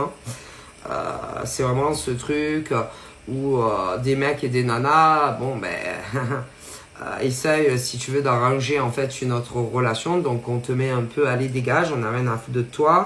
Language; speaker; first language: French; native; French